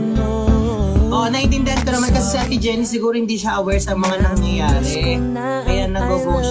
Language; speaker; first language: Filipino; native; Filipino